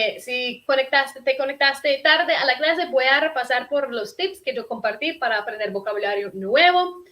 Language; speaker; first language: Spanish; non-native, fluent; English